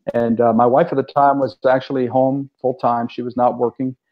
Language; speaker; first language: English; native; English